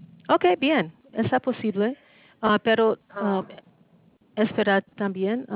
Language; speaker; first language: Spanish; non-native, learner; English